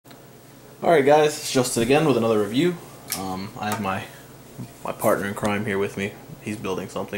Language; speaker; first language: English; native; English